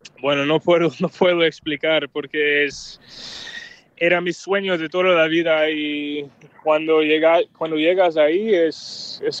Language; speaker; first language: Spanish; non-native, fluent; Danish